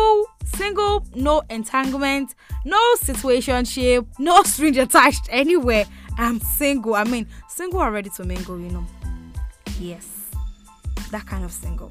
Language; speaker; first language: English; non-native, local second language; Igbo